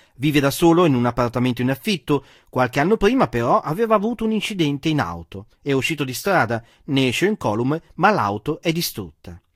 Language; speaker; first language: Italian; native; Italian